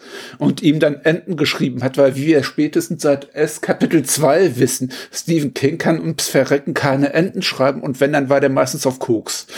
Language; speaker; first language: German; native; German